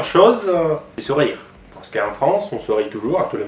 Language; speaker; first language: French; non-native, fluent; Russian